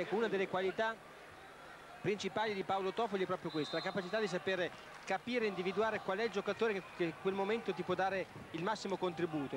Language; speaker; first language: Italian; native; Italian